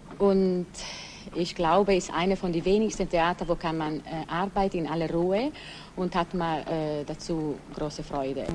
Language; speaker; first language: German; non-native, fluent; Italian